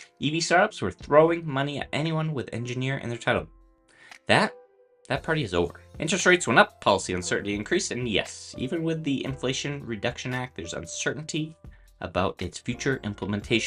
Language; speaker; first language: English; native; English